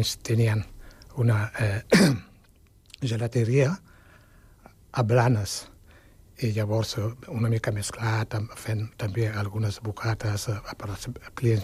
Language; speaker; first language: Catalan; non-native, fluent; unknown